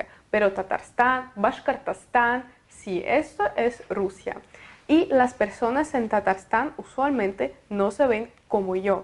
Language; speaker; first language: Spanish; non-native, fluent; Russian